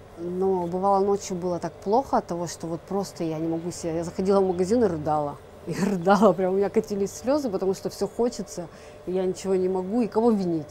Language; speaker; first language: Russian; native; Russian